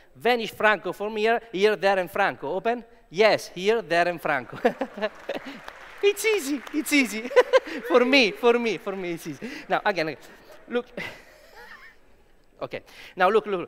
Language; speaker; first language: English; non-native, learner; Italian